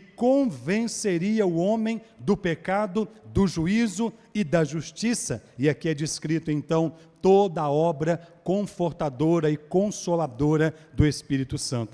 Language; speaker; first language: Portuguese; native; Portuguese